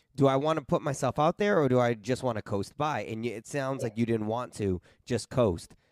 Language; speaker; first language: English; native; English